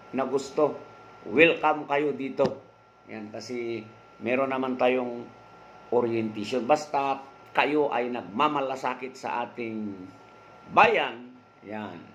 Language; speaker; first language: Filipino; non-native, local second language; Iloko